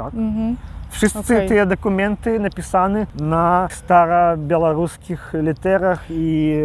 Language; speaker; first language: Polish; non-native, local second language; Belarusian